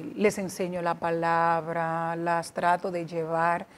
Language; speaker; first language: Spanish; native; Spanish